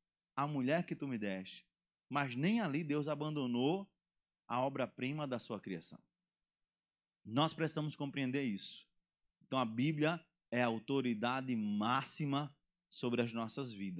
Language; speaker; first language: Portuguese; native; Portuguese